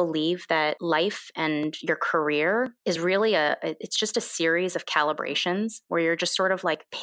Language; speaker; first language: English; early bilingual, other home language; Korean